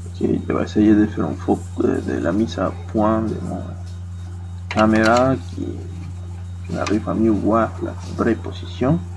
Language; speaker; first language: French; non-native, fluent; Spanish